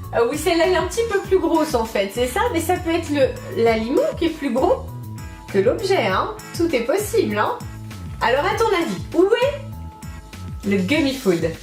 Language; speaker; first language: French; native; French